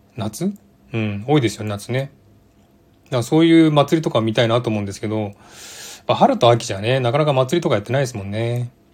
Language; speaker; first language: Japanese; native; Japanese